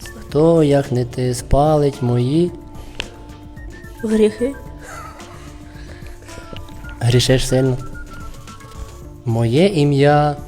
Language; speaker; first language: Ukrainian; native; Ukrainian